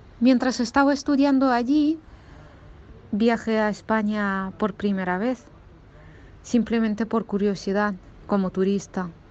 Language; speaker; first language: Spanish; non-native, fluent; Russian